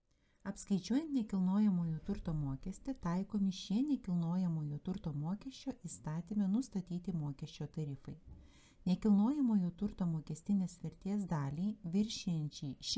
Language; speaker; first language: Lithuanian; native; Lithuanian